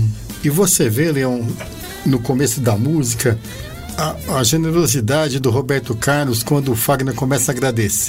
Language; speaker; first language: Portuguese; native; Portuguese